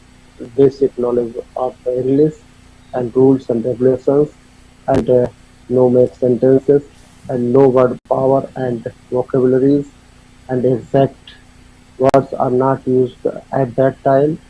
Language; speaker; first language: English; non-native, learner; Hindi